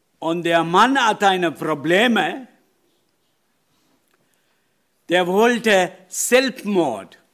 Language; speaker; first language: German; non-native, learner; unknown